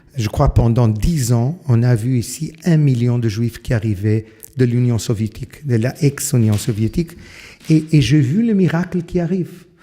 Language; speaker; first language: French; non-native, fluent; Portuguese